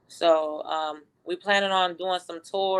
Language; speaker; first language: English; native; English